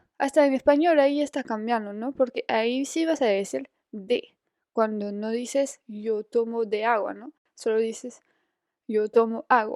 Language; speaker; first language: Spanish; non-native, fluent; French